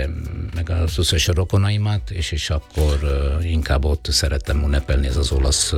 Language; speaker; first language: Hungarian; non-native, fluent; Italian